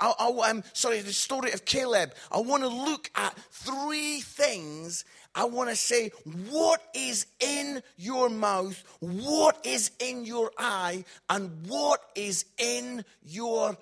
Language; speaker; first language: English; native; English